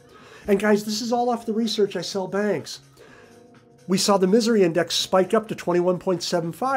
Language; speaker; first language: English; native; English